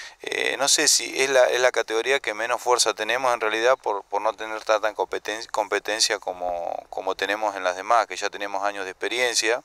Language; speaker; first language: Spanish; native; Spanish